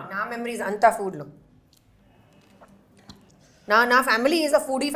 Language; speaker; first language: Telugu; non-native, learner; Hindi